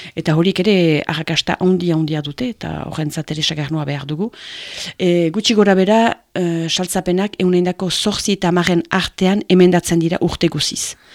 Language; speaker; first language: Basque; native; Basque